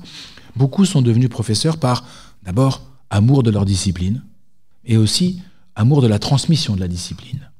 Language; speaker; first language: French; native; French